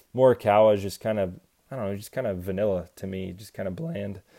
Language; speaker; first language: English; native; English